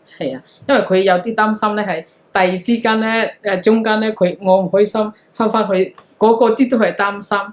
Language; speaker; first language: Cantonese; non-native, fluent; Hakha Chin